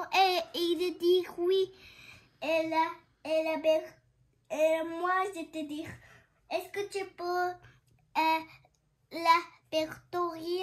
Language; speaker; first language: French; early bilingual, heritage; French